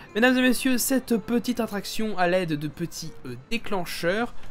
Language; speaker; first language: French; native; French